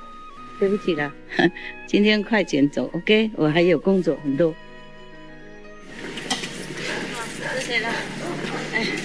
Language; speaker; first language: Chinese; non-native, fluent; Vietnamese